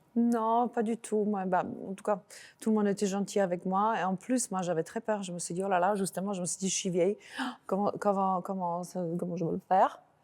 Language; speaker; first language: French; non-native, fluent; Slovak